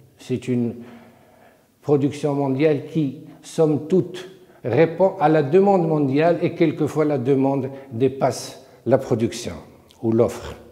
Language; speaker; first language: French; non-native, local second language; Arabic